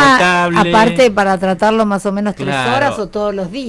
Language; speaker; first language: Spanish; native; Spanish